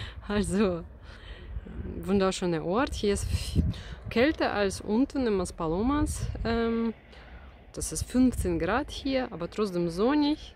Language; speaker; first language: German; non-native, learner; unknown